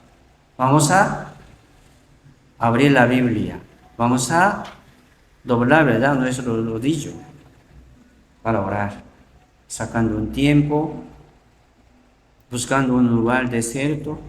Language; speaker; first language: Spanish; non-native, learner; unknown